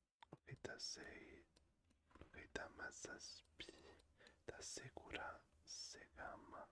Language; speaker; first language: Basque; non-native, learner; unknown